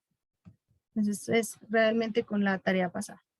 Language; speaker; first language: Spanish; native; Spanish